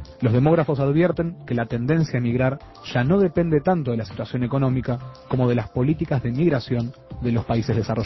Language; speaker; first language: Spanish; native; Spanish